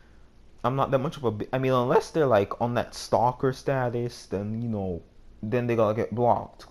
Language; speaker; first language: English; native; English